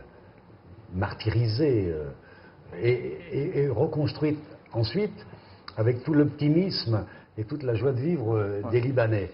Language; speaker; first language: French; native; French